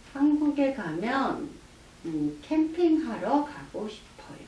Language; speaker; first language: Korean; non-native, learner; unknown